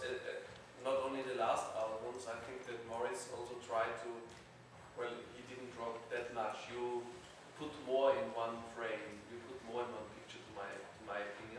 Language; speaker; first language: English; non-native, fluent; German